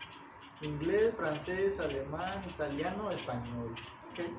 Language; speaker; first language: Spanish; native; Spanish